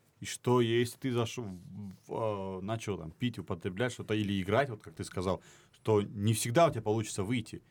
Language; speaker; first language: Russian; non-native, local second language; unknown